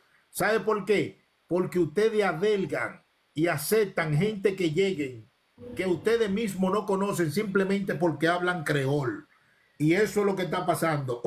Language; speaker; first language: Spanish; native; Spanish